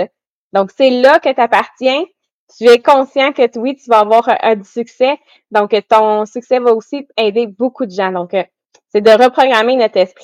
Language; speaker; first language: French; native; French